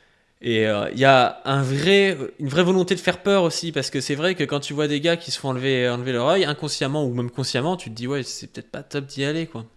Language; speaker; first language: French; native; French